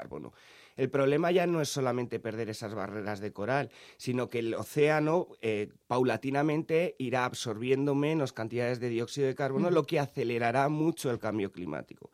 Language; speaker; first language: Spanish; native; Spanish